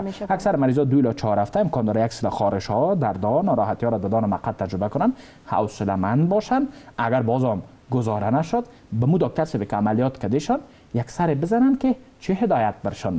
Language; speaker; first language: Persian; native; Persian